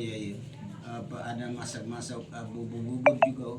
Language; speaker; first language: Indonesian; non-native, local second language; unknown